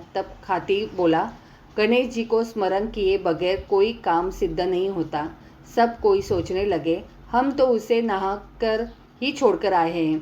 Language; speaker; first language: Hindi; native; Hindi